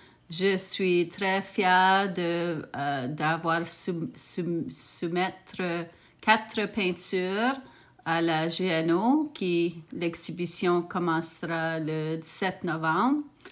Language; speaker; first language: French; non-native, fluent; English